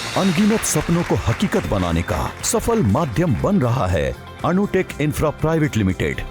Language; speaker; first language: Hindi; native; Hindi